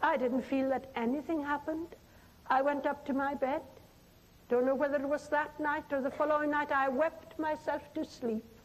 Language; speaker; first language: English; non-native, local second language; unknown